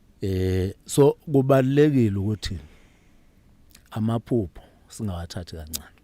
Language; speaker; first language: Zulu; native; Zulu